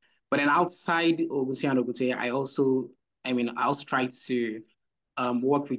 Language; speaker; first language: English; non-native, local second language; Yoruba